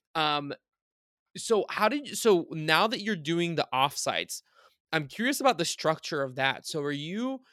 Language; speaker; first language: English; early bilingual, other home language; Bulgarian